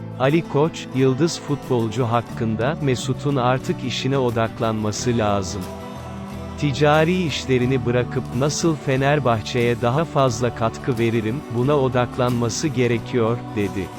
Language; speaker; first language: Turkish; native; Turkish